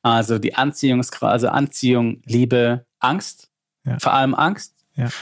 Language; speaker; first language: German; native; German